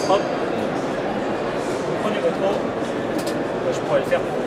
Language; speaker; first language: French; native; French